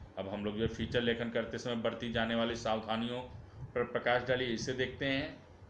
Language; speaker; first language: Hindi; native; Hindi